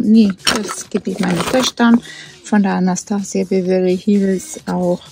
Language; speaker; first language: German; non-native, fluent; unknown